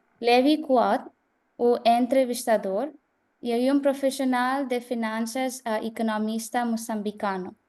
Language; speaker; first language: Portuguese; non-native, learner; Konkani